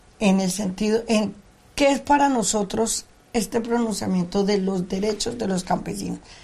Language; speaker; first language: Spanish; native; Spanish